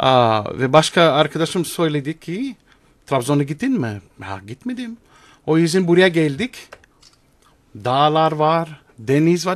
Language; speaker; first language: Turkish; non-native, learner; English